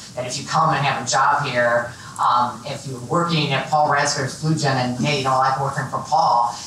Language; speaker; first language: English; native; English